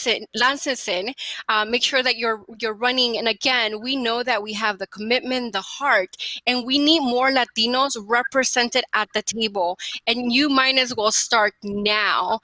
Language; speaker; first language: English; early bilingual, other home language; Spanish